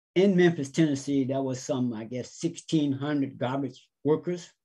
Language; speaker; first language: English; native; English